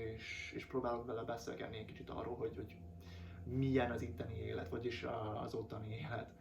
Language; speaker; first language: Hungarian; non-native, fluent; English